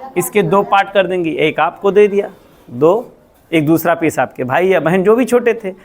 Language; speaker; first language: Hindi; native; Hindi